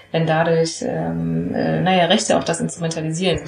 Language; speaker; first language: German; native; German